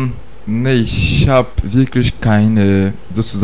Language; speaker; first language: German; non-native, learner; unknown